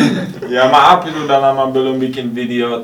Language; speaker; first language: Indonesian; non-native, learner; English